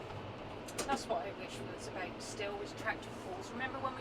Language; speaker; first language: English; native; English